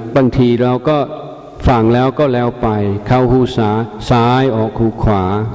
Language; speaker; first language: Thai; non-native, fluent; English